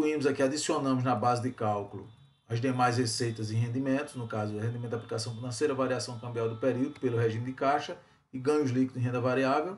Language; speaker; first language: Portuguese; native; Portuguese